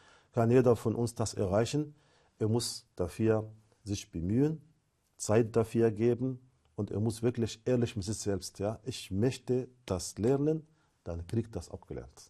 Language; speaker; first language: German; non-native, fluent; Arabic